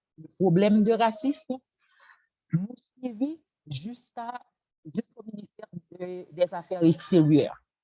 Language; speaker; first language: French; non-native, local second language; Haitian Creole